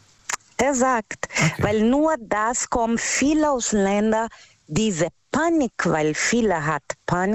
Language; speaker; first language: German; non-native, learner; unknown